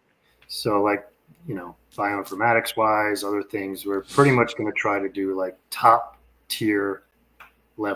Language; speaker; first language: English; native; English